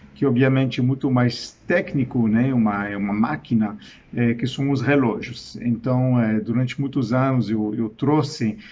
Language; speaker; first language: Portuguese; non-native, fluent; French